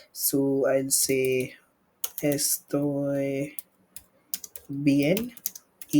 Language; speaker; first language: Spanish; non-native, learner; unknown